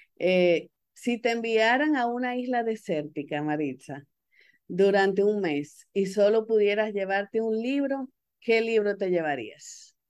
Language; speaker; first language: Spanish; native; Spanish